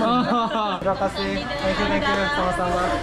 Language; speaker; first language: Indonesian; non-native, learner; Korean